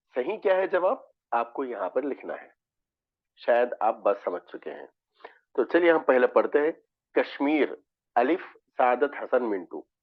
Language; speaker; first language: Urdu; native; Urdu